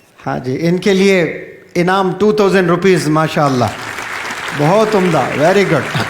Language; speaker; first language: Urdu; native; Urdu